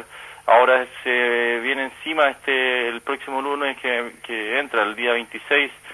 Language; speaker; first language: Spanish; native; Spanish